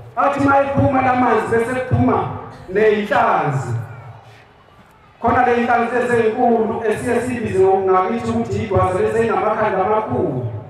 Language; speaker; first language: Zulu; native; Zulu